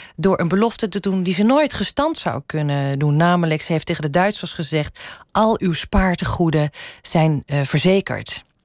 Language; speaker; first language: Dutch; non-native, local second language; Limburgish